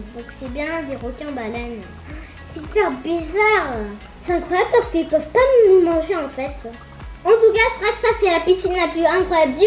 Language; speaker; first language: French; native; French